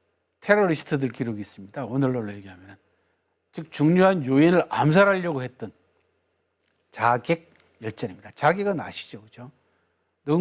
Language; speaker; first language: Korean; native; Korean